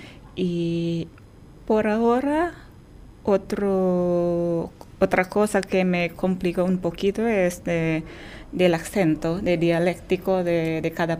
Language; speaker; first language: Spanish; non-native, fluent; Indonesian